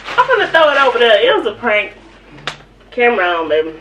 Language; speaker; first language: English; native; English